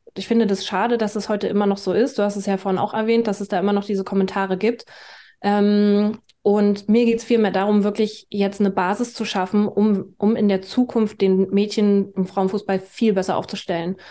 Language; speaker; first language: German; native; German